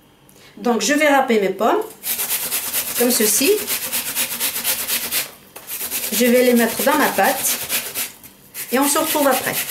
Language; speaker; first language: French; native; French